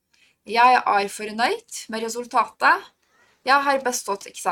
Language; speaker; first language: Norwegian; non-native, fluent; Polish